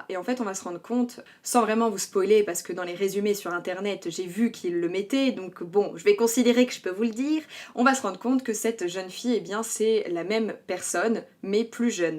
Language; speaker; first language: French; native; French